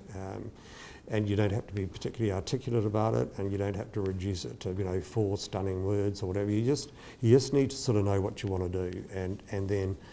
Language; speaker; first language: English; native; English